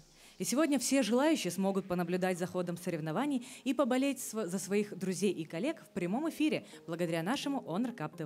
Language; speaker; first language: Russian; native; Russian